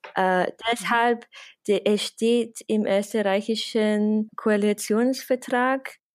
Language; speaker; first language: German; non-native, fluent; English